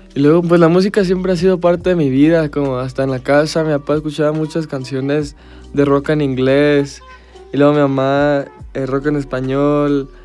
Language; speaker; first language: Spanish; early bilingual, heritage; Spanish